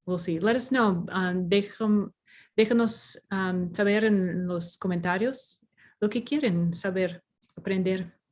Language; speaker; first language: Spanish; non-native, fluent; English